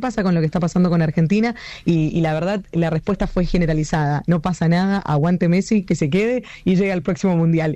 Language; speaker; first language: Spanish; native; Spanish